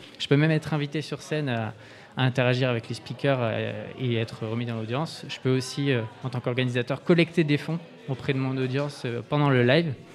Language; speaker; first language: French; native; French